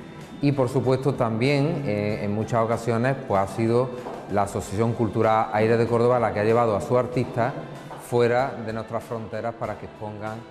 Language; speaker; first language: Spanish; native; Spanish